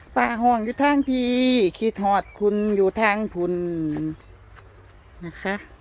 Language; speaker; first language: Thai; native; Thai